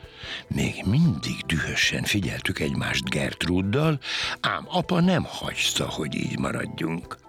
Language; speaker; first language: Hungarian; native; Hungarian